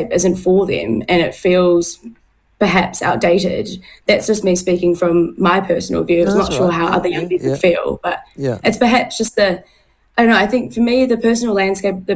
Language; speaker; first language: English; native; English